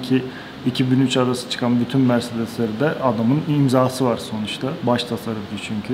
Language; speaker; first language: Turkish; native; Turkish